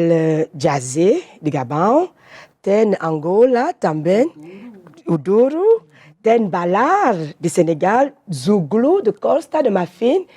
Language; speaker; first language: Portuguese; non-native, learner; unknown